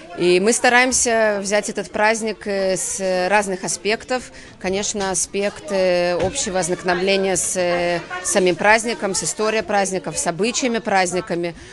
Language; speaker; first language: Russian; native; Russian